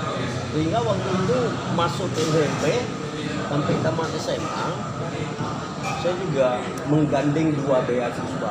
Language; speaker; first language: Indonesian; native; Indonesian